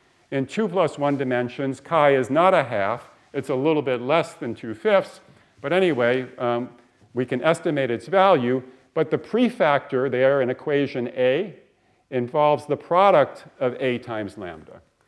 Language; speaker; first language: English; native; English